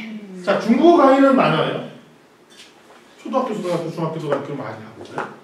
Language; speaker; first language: Korean; native; Korean